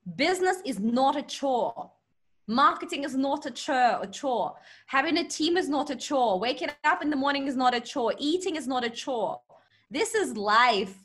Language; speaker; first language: English; non-native, fluent; Russian